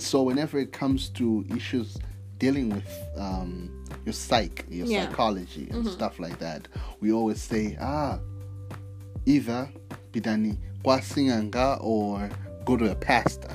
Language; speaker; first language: English; non-native, local second language; Nyanja